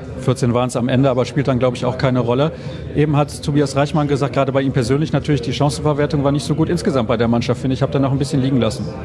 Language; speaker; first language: German; native; German